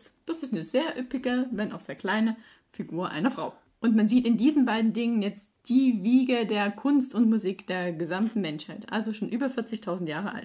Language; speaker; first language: German; native; German